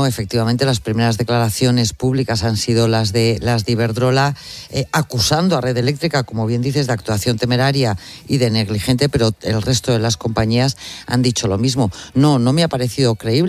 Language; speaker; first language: Spanish; native; Spanish